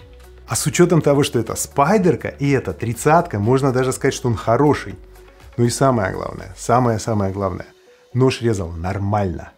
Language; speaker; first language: Russian; native; Russian